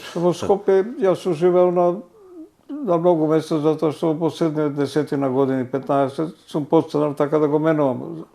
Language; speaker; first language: Macedonian; native; Macedonian